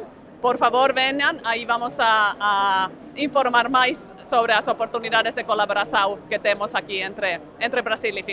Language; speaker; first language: Portuguese; non-native, fluent; Finnish